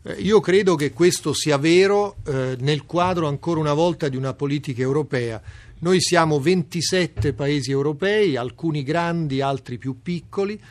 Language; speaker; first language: Italian; native; Italian